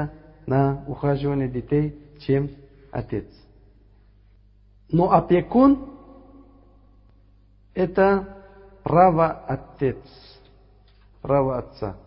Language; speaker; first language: Russian; non-native, fluent; Uzbek